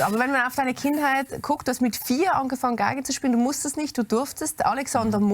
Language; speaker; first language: German; native; German